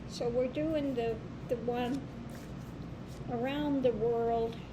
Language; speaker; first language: English; native; English